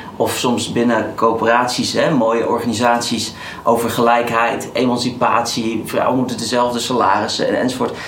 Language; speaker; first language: Dutch; native; Dutch